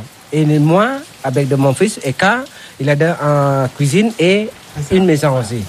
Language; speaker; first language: French; non-native, learner; Indonesian